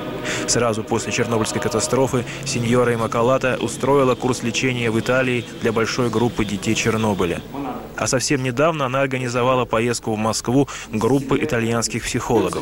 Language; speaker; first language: Russian; native; Russian